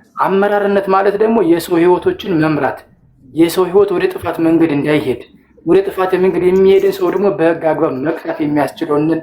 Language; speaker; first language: Amharic; native; Amharic